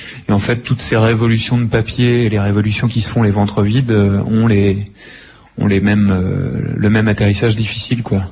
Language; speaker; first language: French; native; French